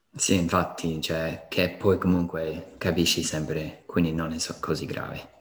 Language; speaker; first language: Italian; non-native, fluent; English